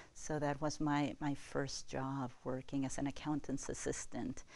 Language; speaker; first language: English; non-native, fluent; Spanish